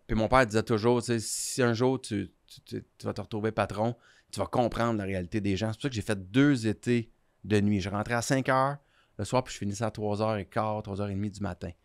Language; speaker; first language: French; native; French